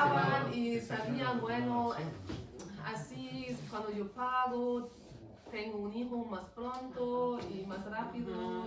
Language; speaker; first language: Spanish; non-native, fluent; German